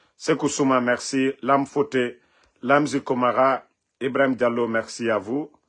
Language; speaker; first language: French; non-native, local second language; Mandingo